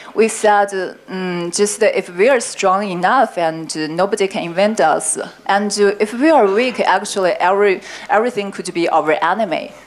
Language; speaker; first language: English; non-native, learner; Chinese